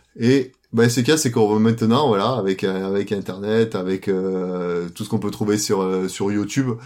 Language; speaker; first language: French; native; French